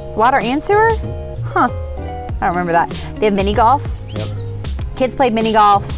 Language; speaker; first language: English; native; English